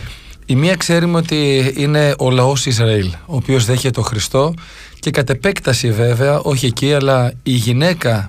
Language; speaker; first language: Greek; native; Greek